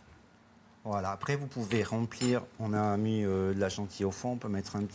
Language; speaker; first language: French; native; French